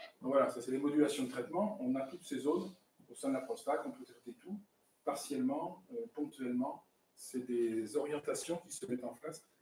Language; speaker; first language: French; native; French